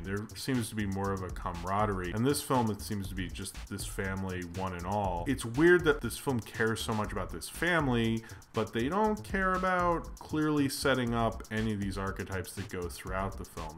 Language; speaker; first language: English; native; English